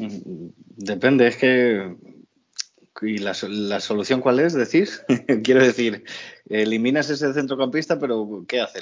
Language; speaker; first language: Spanish; native; Spanish